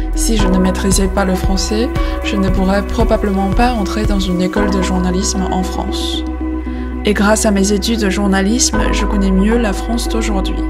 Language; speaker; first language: French; non-native, fluent; Chinese